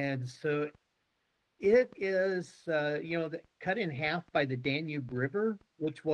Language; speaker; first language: English; native; English